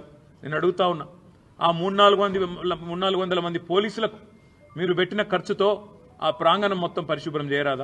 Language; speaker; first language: Telugu; native; Telugu